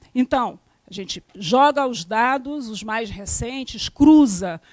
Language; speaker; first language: Portuguese; native; Portuguese